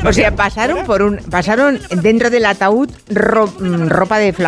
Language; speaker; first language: Spanish; native; Spanish